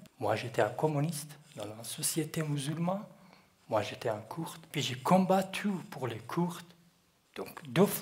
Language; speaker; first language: French; non-native, learner; Kurdish